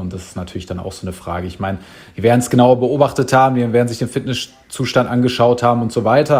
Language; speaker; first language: German; native; German